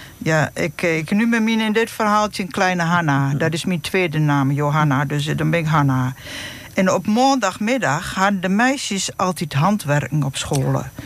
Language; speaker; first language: Dutch; native; Dutch